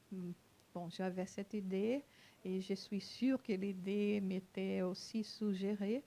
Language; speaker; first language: French; non-native, fluent; Portuguese